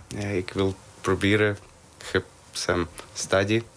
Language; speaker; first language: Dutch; non-native, learner; Ukrainian